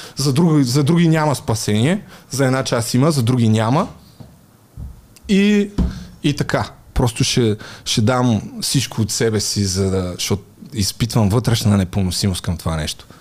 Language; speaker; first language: Bulgarian; native; Bulgarian